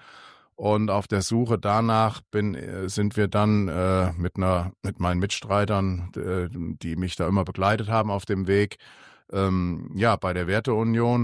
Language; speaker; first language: German; native; German